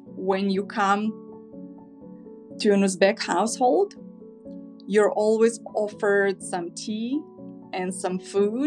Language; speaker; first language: English; non-native, fluent; Uzbek